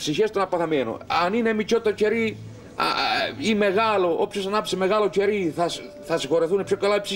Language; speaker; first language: Greek; native; Greek